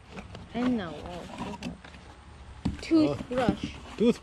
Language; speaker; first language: Arabic; early bilingual, heritage; Arabic